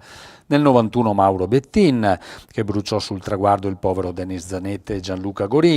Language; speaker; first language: Italian; native; Italian